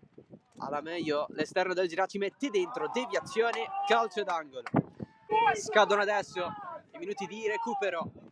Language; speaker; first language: Italian; native; Italian